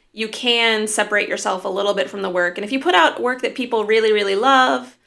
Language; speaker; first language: English; native; English